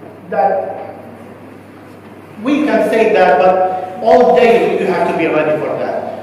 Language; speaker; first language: English; non-native, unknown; Arabic